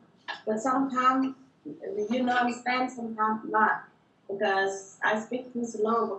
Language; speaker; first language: English; non-native, learner; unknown